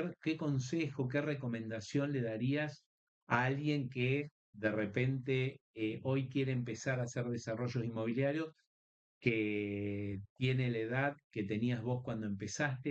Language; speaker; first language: Spanish; native; Spanish